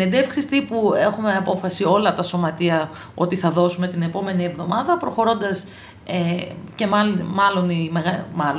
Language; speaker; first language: Greek; native; Greek